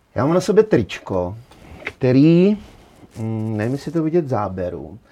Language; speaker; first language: Czech; native; Czech